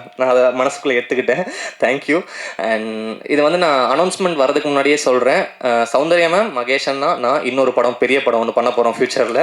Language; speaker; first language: Tamil; native; Tamil